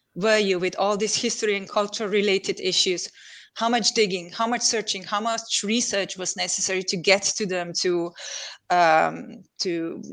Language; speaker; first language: English; non-native, fluent; Slovenian